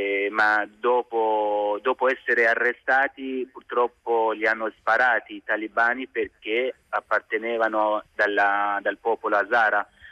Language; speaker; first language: Italian; non-native, fluent; Hazaragi